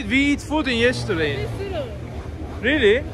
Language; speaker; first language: English; non-native, learner; Turkish